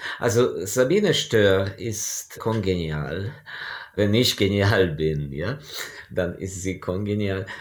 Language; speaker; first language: German; non-native, fluent; Ukrainian